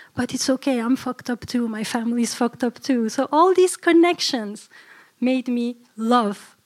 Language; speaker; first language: English; early bilingual, other home language; Turkish